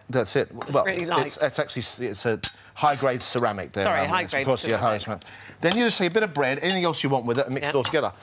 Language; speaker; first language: English; native; English